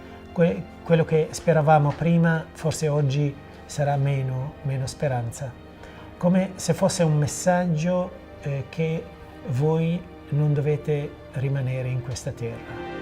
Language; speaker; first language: Italian; non-native, fluent; Assyrian Neo-Aramaic